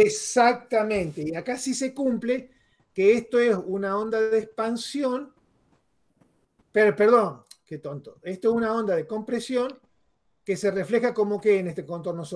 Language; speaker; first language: Spanish; native; Spanish